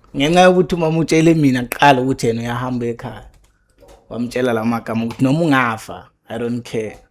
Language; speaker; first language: Zulu; native; Zulu